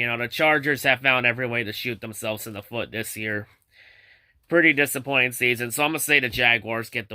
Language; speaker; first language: English; native; English